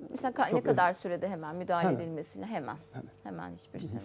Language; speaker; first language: Turkish; native; Turkish